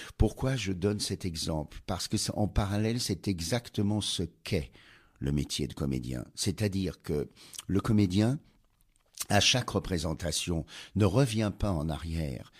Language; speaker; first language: French; native; French